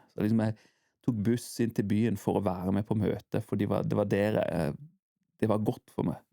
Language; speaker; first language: Norwegian; early bilingual, heritage; Norwegian